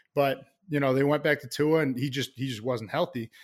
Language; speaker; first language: English; native; English